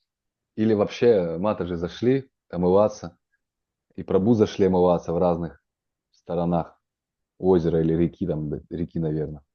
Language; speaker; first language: Russian; native; Russian